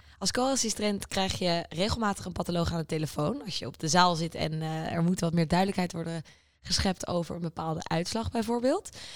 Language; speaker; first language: Dutch; native; Dutch